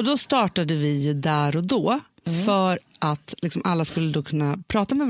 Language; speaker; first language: Swedish; native; Swedish